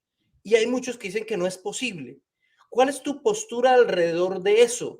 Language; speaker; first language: Spanish; native; Spanish